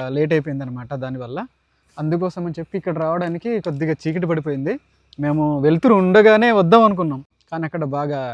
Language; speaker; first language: Telugu; non-native, local second language; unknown